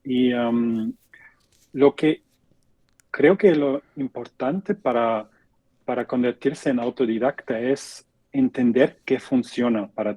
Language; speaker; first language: Spanish; non-native, fluent; German